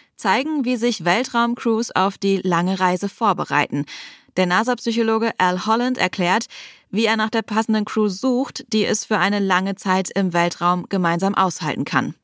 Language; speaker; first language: German; native; German